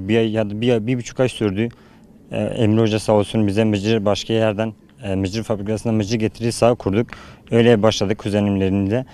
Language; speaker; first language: Turkish; native; Turkish